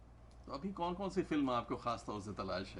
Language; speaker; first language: Hindi; native; Hindi